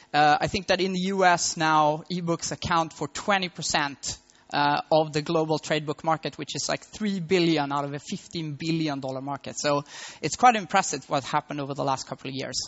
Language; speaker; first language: English; non-native, fluent; Swedish